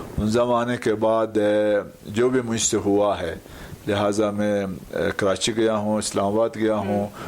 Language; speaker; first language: Urdu; non-native, local second language; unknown